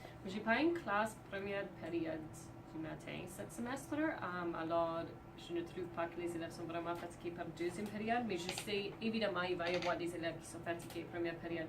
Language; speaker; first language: French; non-native, fluent; English